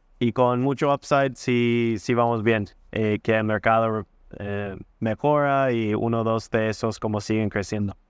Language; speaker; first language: Spanish; non-native, fluent; English